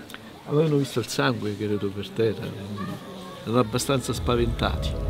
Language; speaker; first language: Italian; native; Italian